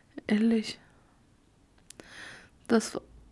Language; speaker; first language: German; non-native, learner; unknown